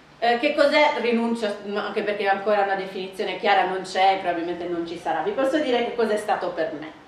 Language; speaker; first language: Italian; native; Italian